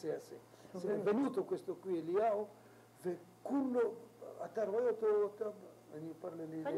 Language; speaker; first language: Italian; non-native, local second language; Arabic